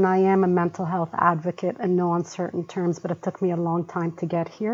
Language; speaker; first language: English; early bilingual, other home language; Arabic